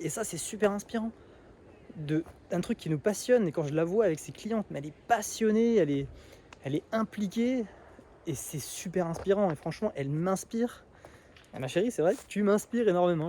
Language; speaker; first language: French; native; French